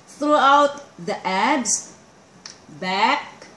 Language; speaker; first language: English; non-native, local second language; Cebuano